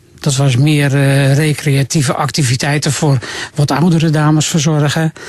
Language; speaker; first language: Dutch; native; Dutch